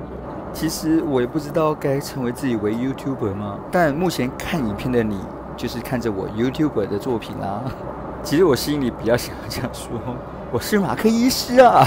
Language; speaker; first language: Chinese; native; Chinese